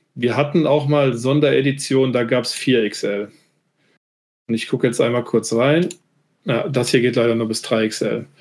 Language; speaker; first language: German; native; German